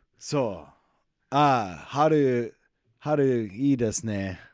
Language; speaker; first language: Japanese; non-native, learner; English